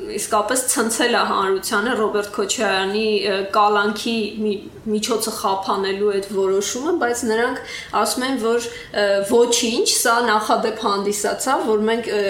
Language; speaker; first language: Armenian; native; Armenian